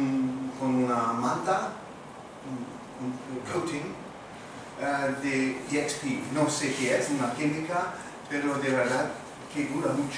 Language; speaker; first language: Spanish; non-native, fluent; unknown